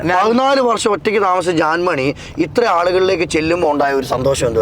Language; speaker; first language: Malayalam; native; Malayalam